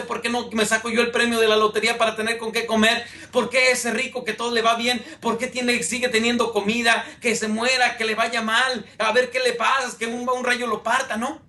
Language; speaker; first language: Spanish; native; Spanish